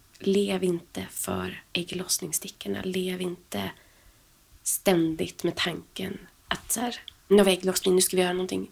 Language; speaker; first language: Swedish; native; Swedish